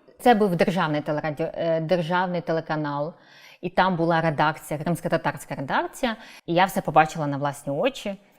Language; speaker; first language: Ukrainian; non-native, local second language; Crimean Tatar